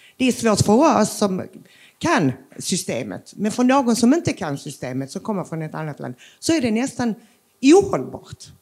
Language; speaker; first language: Swedish; early bilingual, other home language; Macedonian